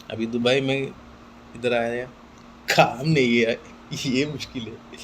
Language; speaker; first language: Hindi; non-native, local second language; Malayalam